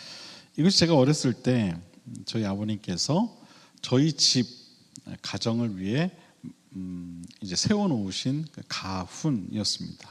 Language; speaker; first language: Korean; native; Korean